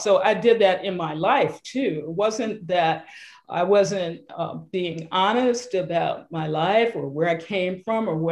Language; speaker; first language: English; native; English